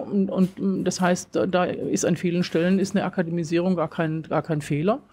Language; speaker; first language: German; native; German